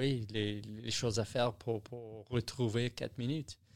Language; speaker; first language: French; non-native, learner; English